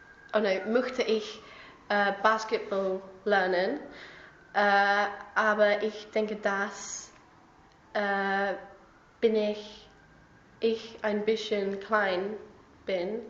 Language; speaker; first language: German; non-native, learner; English